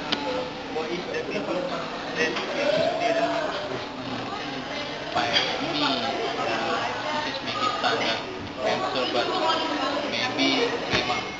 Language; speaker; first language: English; non-native, learner; Indonesian